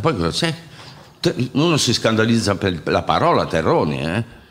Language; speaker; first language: Italian; native; Italian